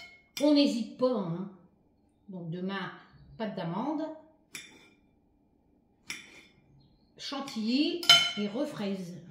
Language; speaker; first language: French; native; French